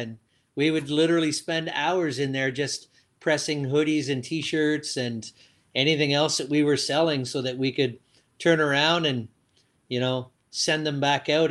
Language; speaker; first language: English; native; English